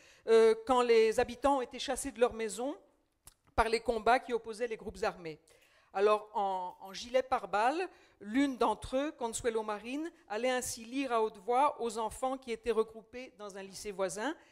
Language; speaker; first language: French; native; French